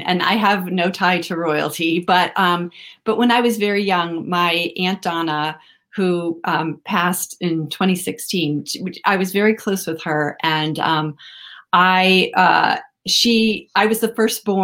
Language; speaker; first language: English; native; English